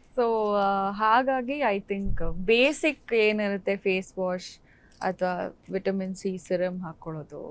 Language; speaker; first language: Kannada; native; Kannada